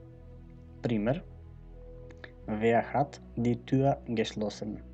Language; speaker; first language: German; non-native, fluent; Macedonian